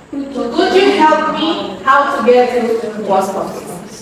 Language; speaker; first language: English; non-native, fluent; Indonesian